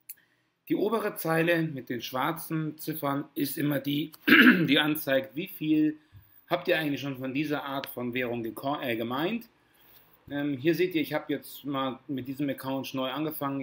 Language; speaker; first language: German; native; German